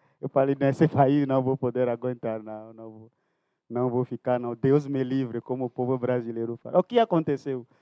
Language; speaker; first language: Portuguese; non-native, fluent; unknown